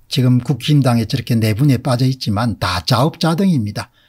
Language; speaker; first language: Korean; native; Korean